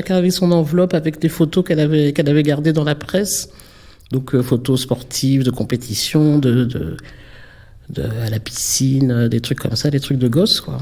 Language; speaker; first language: French; native; French